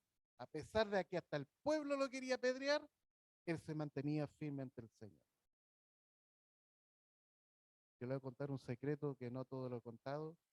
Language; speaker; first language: Spanish; native; Spanish